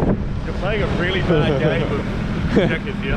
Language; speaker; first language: English; native; English